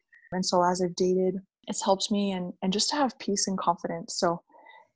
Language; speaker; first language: English; native; English